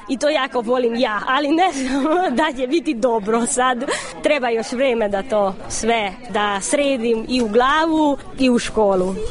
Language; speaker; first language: Serbian; non-native, local second language; Hungarian